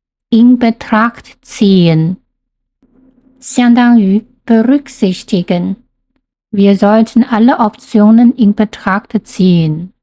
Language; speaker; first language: German; non-native, fluent; Chinese